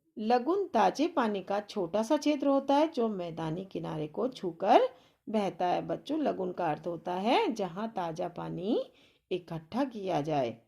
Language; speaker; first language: Hindi; native; Hindi